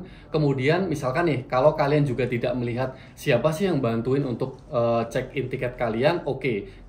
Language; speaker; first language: Indonesian; native; Indonesian